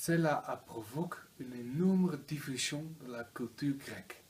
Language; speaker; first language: French; non-native, learner; Dutch